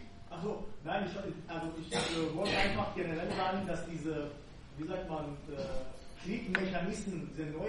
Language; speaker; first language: German; non-native, fluent; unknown